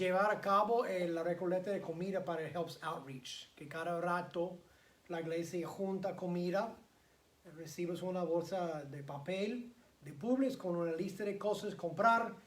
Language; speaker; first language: Spanish; non-native, fluent; English